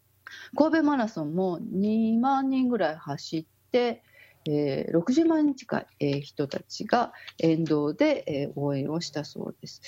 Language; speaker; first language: Japanese; native; Japanese